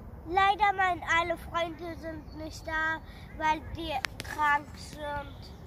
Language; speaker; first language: German; early bilingual, other home language; Tajik